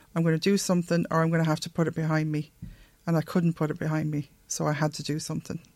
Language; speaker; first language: English; native; English